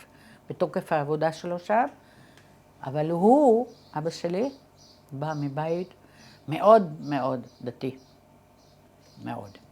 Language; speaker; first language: Hebrew; early bilingual, other home language; Arabic